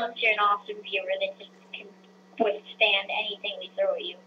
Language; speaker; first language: English; native; English